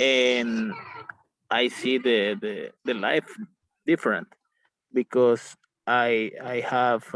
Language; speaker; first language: English; non-native, learner; Spanish